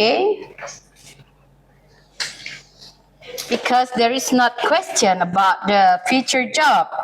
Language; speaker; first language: English; non-native, learner; Indonesian